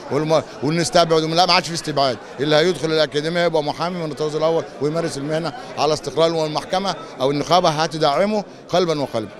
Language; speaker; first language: Arabic; native; Arabic